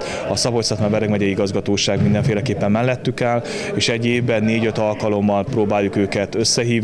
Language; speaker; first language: Hungarian; native; Hungarian